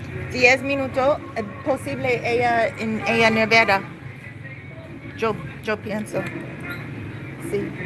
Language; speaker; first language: Spanish; non-native, learner; English